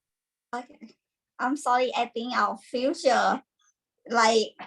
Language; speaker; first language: English; non-native, learner; Thai